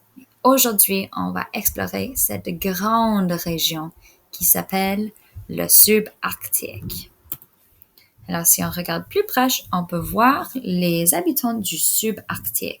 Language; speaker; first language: French; non-native, local second language; English